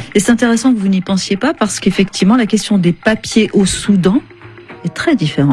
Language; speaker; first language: French; native; French